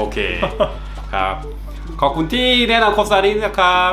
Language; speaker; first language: Thai; non-native, learner; Korean